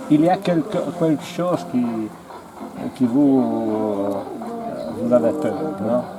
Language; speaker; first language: French; non-native, learner; Italian